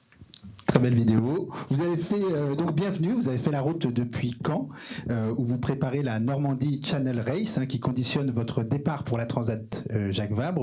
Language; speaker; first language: French; native; French